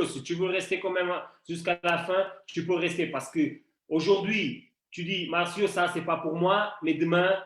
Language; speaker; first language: French; non-native, fluent; Portuguese